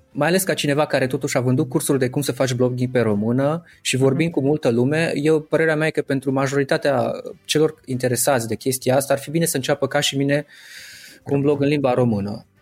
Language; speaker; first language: Romanian; native; Romanian